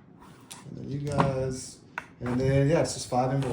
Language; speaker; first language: English; native; English